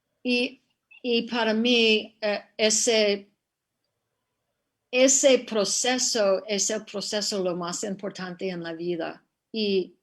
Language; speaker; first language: Spanish; non-native, fluent; English